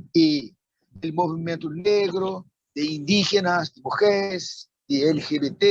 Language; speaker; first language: Spanish; non-native, fluent; Portuguese